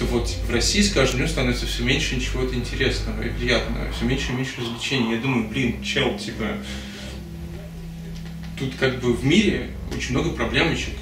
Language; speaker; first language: Russian; native; Russian